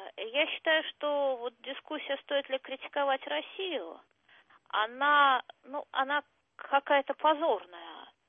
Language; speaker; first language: Russian; native; Russian